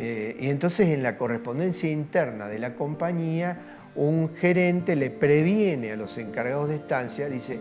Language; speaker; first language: Spanish; native; Spanish